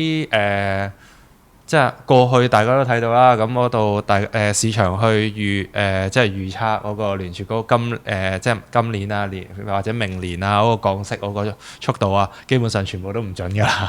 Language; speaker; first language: Cantonese; native; Cantonese